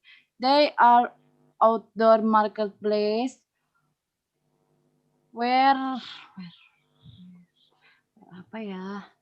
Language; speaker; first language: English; non-native, learner; Indonesian